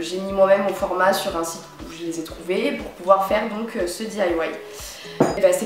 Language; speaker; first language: French; native; French